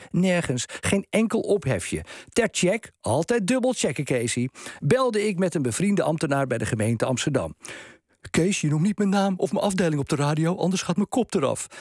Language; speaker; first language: Dutch; native; Dutch